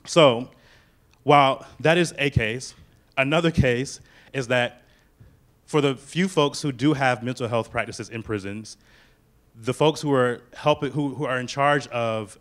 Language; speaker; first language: English; native; English